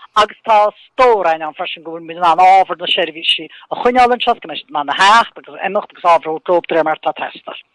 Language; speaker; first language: Irish; native; Irish